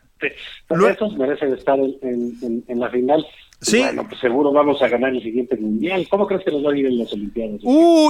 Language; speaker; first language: Spanish; native; Spanish